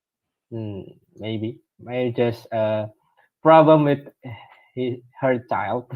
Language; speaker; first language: English; non-native, learner; Indonesian